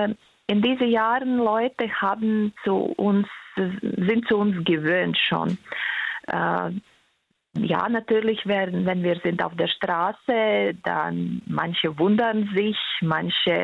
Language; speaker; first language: German; non-native, fluent; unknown